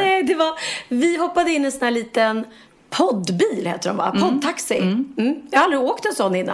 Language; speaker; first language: Swedish; native; Swedish